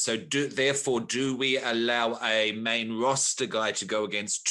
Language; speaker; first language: English; native; English